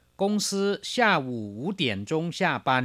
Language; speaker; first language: Chinese; non-native, fluent; Thai